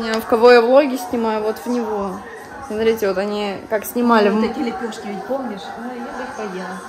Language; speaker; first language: Russian; native; Russian